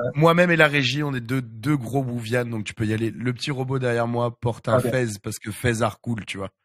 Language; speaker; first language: French; native; French